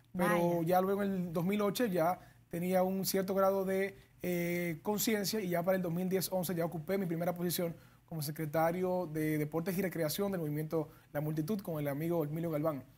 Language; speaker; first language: Spanish; native; Spanish